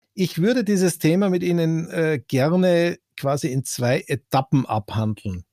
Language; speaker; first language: German; native; German